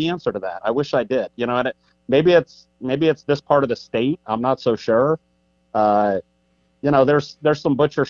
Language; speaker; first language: English; native; English